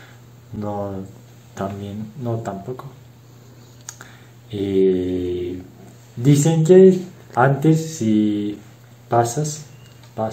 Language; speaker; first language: Spanish; non-native, learner; Turkish